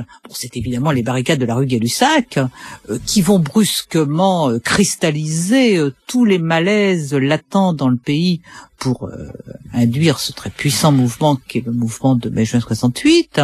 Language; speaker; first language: French; native; French